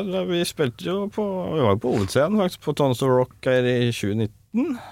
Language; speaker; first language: Norwegian; native; Norwegian